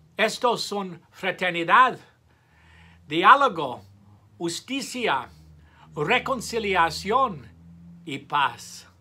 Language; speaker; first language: Spanish; non-native, fluent; English